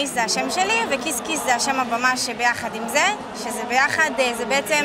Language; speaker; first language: Hebrew; native; Hebrew